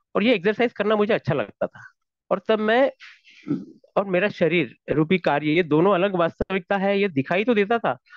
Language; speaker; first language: Hindi; non-native, local second language; Marathi